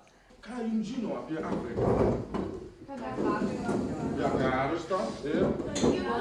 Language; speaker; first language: Lithuanian; non-native, learner; Igbo